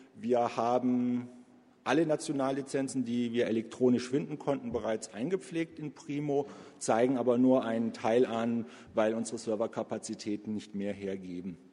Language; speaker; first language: German; native; German